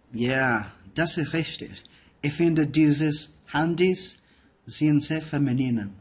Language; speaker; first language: German; non-native, learner; Spanish